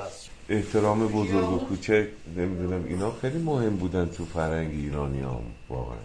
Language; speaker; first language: Persian; non-native, local second language; Azerbaijani